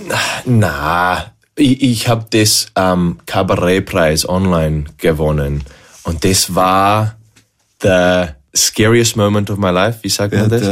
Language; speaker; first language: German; non-native, learner; English